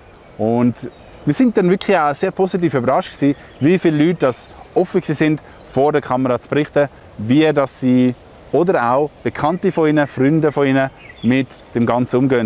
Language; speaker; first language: German; native; German